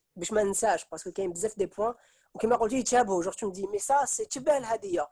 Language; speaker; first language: French; non-native, local second language; Arabic